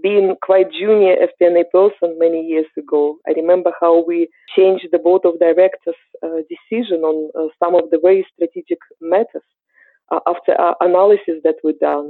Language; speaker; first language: English; non-native, fluent; Ukrainian